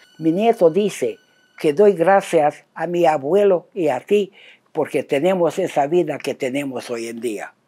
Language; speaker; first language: Spanish; non-native, fluent; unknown